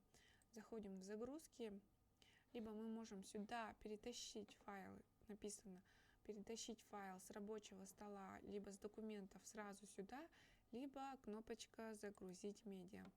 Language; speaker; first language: Russian; native; Russian